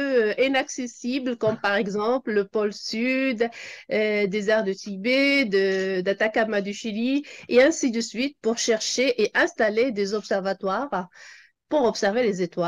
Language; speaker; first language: French; non-native, local second language; Arabic